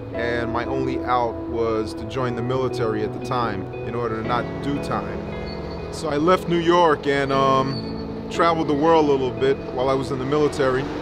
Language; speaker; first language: English; native; English